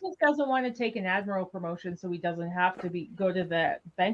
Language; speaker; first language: English; native; English